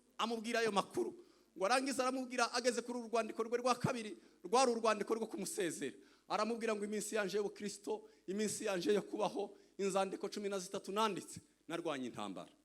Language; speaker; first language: Kinyarwanda; native; Kinyarwanda